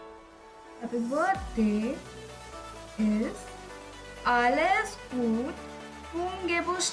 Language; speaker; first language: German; non-native, learner; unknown